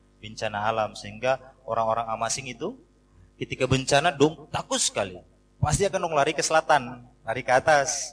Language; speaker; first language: Indonesian; native; Indonesian